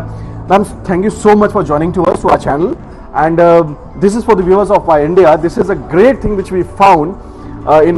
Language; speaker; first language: Hindi; native; Hindi